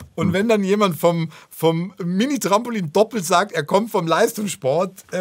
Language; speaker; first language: German; native; German